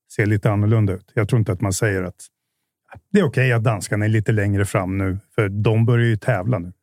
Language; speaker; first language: Swedish; native; Swedish